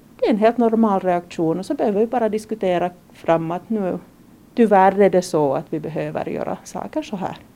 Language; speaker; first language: Swedish; native; Swedish